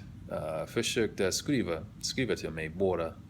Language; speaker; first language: Swedish; non-native, learner; English